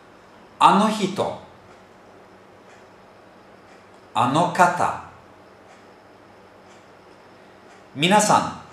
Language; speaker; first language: Japanese; non-native, fluent; Turkish